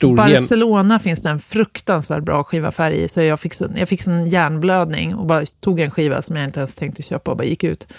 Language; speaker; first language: Swedish; native; Swedish